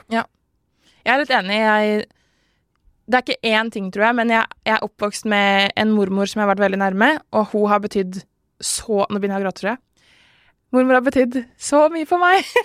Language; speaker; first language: Norwegian; native; Norwegian